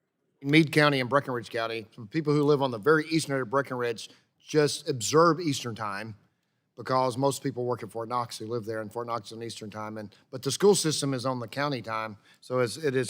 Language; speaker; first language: English; native; English